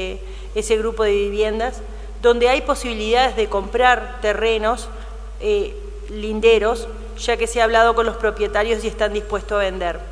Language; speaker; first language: Spanish; native; Spanish